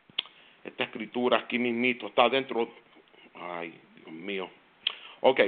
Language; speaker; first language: Spanish; native; Spanish